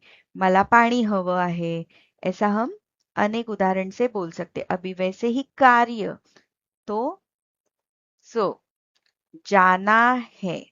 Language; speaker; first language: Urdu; non-native, local second language; Marathi